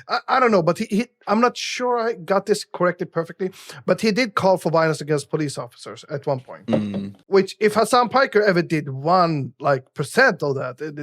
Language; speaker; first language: English; native; English